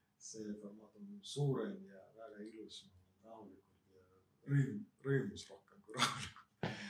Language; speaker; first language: Estonian; non-native, local second language; Russian